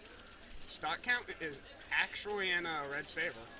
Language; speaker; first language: English; native; English